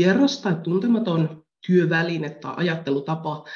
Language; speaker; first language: Finnish; native; Finnish